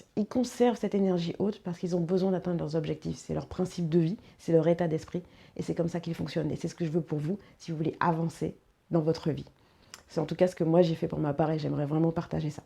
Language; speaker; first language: French; native; French